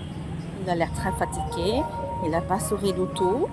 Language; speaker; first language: French; non-native, fluent; Thai